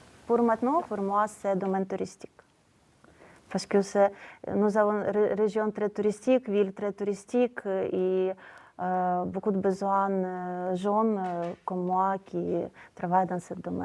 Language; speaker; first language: French; non-native, learner; Ukrainian